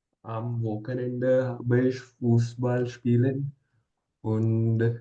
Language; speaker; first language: German; non-native, learner; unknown